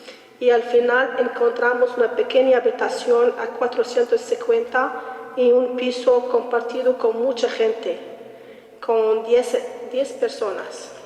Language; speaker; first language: Spanish; non-native, learner; Arabic